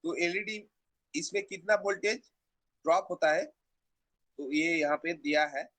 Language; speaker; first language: Hindi; non-native, local second language; Bangla